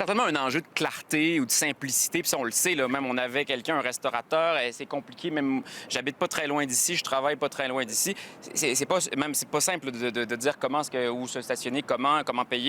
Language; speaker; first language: French; native; French